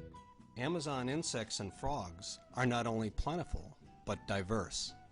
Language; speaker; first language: English; native; English